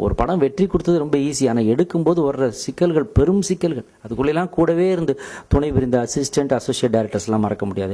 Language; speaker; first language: Tamil; native; Tamil